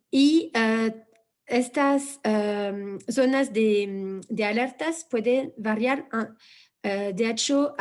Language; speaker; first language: Spanish; non-native, fluent; French